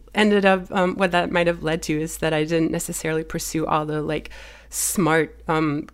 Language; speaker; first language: English; early bilingual, other home language; German